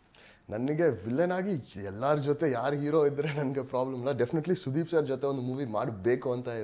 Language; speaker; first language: Kannada; non-native, local second language; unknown